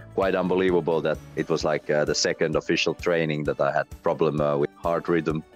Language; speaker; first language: English; non-native, fluent; Finnish